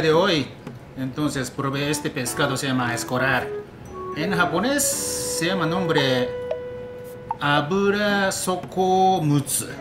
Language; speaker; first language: Spanish; non-native, learner; Japanese